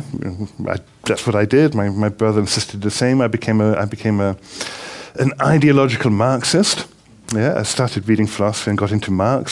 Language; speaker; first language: English; native; English